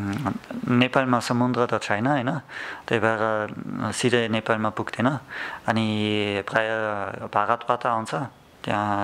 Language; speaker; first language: Nepali; non-native, learner; German